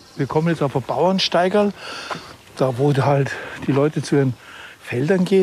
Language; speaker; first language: German; native; German